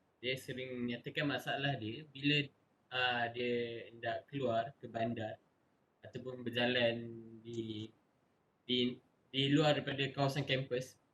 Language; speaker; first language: Malay; native; Malay